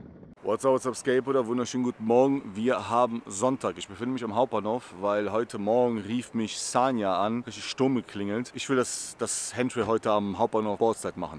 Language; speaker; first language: German; native; German